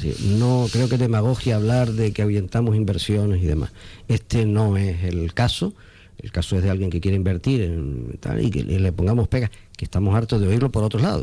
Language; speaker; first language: Spanish; native; Spanish